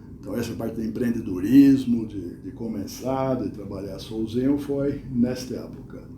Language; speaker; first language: Portuguese; non-native, fluent; English